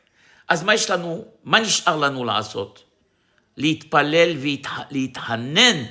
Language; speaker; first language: Hebrew; non-native, fluent; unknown